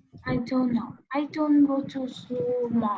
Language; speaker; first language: English; non-native, learner; Vietnamese